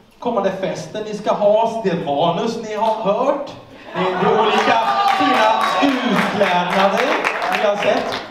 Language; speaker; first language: Swedish; native; Swedish